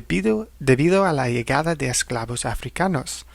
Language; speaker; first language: Spanish; non-native, fluent; English